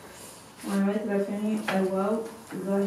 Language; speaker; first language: Arabic; non-native, learner; French